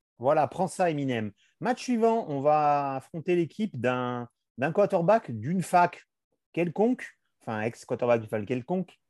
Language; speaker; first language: French; native; French